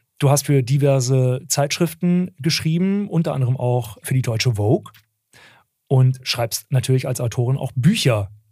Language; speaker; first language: German; early bilingual, other home language; Turkish